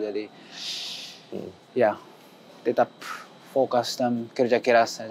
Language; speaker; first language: Indonesian; non-native, learner; Japanese